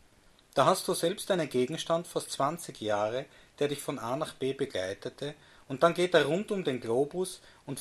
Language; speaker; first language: German; native; German